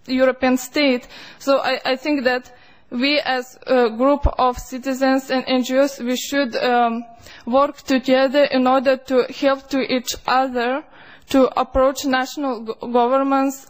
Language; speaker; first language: English; non-native, fluent; Lithuanian